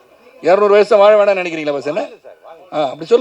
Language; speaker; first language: Tamil; native; Tamil